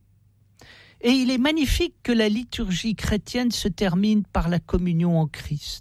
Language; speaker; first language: French; native; French